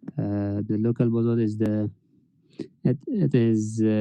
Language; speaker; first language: English; non-native, learner; Persian